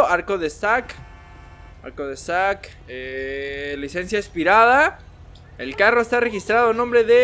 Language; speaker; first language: Spanish; native; Spanish